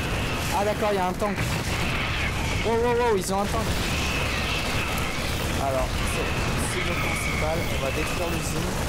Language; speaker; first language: French; native; French